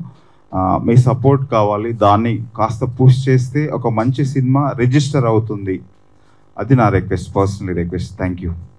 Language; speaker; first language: Telugu; native; Telugu